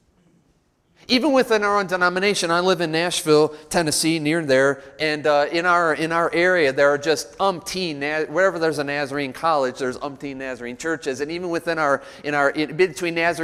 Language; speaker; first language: English; native; English